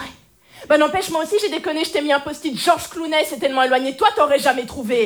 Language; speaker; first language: French; native; French